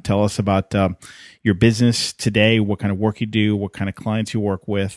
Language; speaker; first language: English; native; English